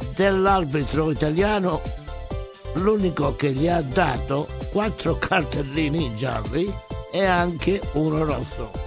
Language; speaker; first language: Italian; native; Italian